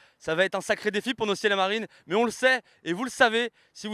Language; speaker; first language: French; native; French